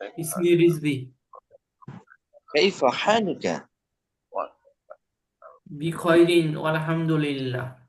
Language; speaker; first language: Arabic; non-native, learner; Bangla